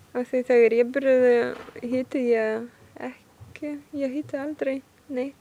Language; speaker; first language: Icelandic; non-native, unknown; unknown